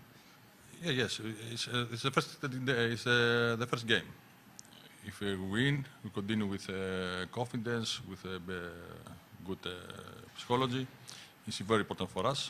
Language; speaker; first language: English; non-native, learner; Greek